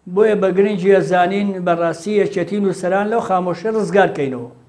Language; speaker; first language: Central Kurdish; native; Central Kurdish